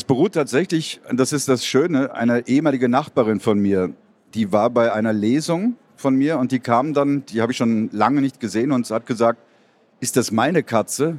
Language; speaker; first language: German; native; German